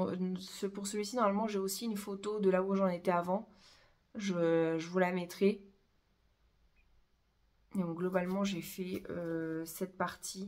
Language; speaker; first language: French; native; French